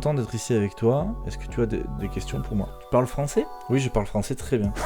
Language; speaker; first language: French; native; French